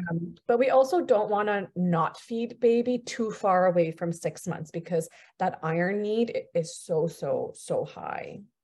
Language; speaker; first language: English; early bilingual, other home language; Punjabi